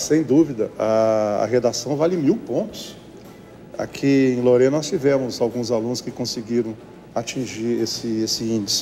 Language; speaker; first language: Portuguese; native; Portuguese